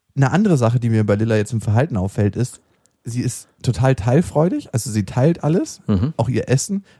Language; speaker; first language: German; native; German